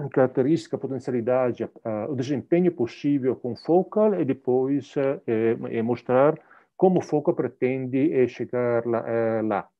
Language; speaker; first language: Portuguese; non-native, fluent; Italian